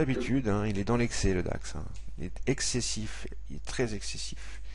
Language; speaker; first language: French; native; French